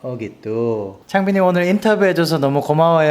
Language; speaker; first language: Korean; native; Korean